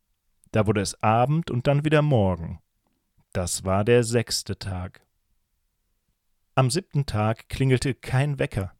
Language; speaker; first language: German; native; German